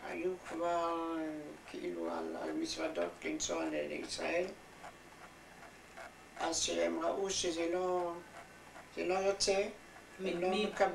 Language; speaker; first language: Hebrew; non-native, fluent; German